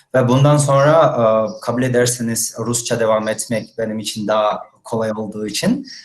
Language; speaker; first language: Turkish; non-native, fluent; Russian